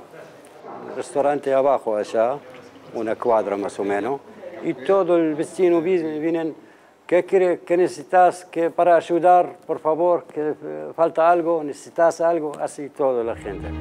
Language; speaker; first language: Spanish; non-native, learner; Arabic